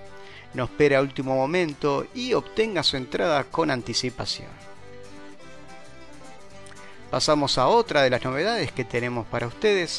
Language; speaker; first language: Spanish; native; Spanish